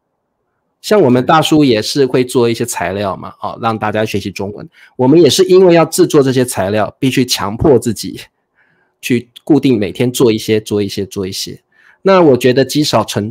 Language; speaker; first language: Chinese; native; Chinese